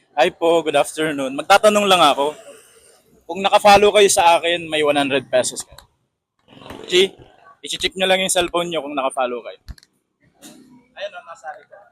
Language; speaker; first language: Filipino; non-native, local second language; Pangasinan